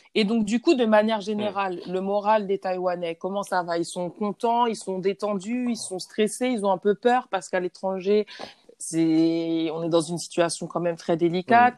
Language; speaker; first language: French; native; French